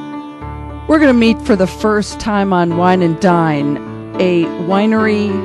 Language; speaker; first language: English; native; English